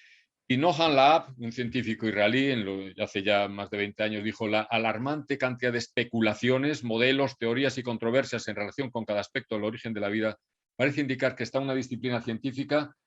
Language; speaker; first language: Spanish; native; Spanish